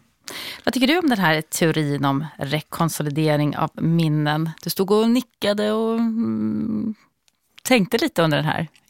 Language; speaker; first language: Swedish; native; Swedish